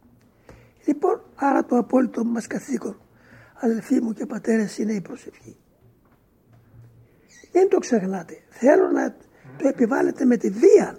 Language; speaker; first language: Greek; native; Greek